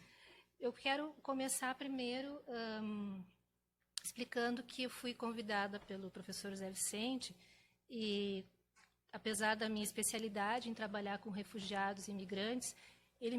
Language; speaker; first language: Portuguese; native; Portuguese